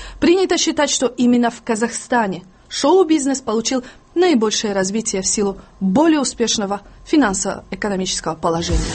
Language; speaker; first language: Russian; non-native, local second language; Tajik